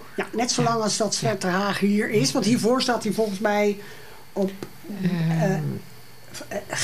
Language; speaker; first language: Dutch; native; Dutch